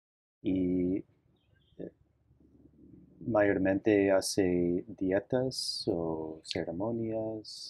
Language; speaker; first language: Spanish; non-native, fluent; English